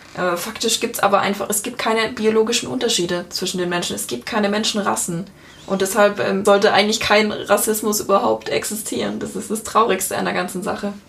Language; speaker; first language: German; native; German